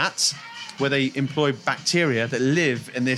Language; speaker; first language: English; native; English